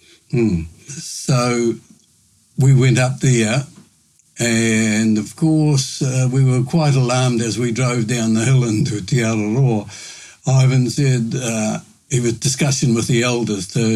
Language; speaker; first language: English; native; English